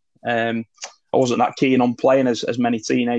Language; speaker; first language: English; native; English